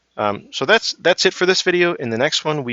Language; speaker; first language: English; native; English